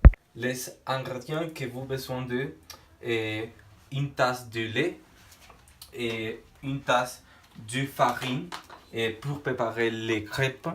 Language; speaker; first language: French; non-native, learner; Spanish